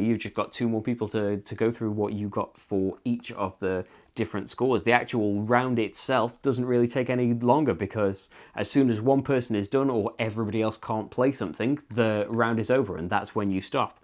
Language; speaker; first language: English; native; English